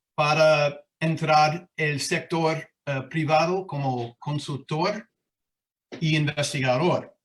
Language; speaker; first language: Spanish; non-native, fluent; English